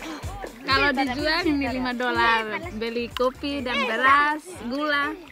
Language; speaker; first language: Indonesian; non-native, local second language; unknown